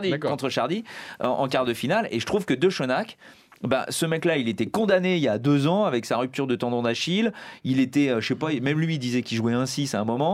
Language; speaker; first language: French; native; French